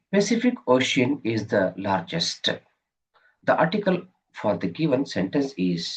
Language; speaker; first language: English; non-native, local second language; Kannada